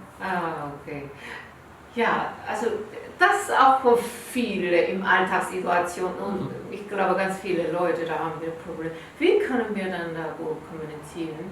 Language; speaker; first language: German; non-native, learner; Korean